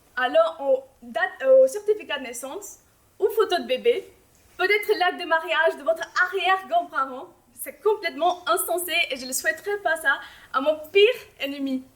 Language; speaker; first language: French; non-native, fluent; Albanian